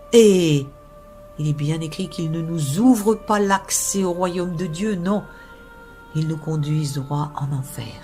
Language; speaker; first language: French; native; French